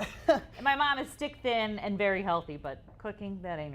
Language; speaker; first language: English; native; English